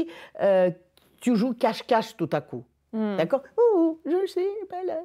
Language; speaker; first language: French; non-native, fluent; Russian